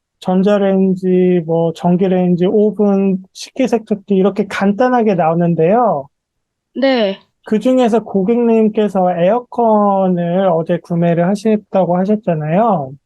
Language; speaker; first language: Korean; native; Korean